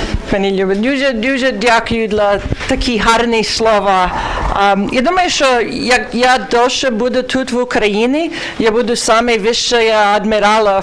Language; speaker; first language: Ukrainian; early bilingual, heritage; Ukrainian